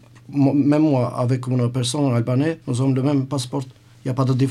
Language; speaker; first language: French; non-native, learner; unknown